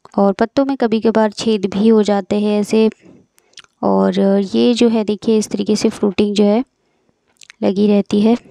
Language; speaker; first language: Hindi; native; Hindi